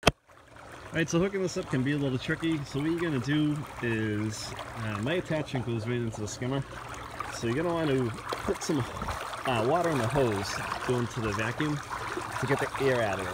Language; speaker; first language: English; native; English